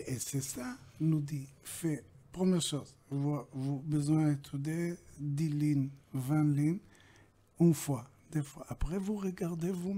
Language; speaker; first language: French; non-native, learner; Hebrew